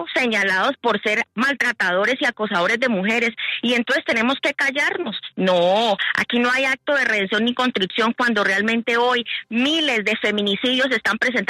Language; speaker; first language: Spanish; native; Spanish